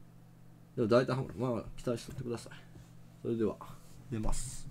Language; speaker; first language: Japanese; native; Japanese